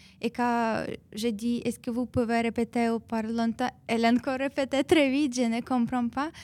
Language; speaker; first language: French; non-native, learner; Ukrainian